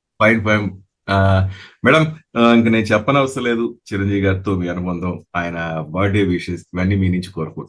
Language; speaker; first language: Telugu; native; Telugu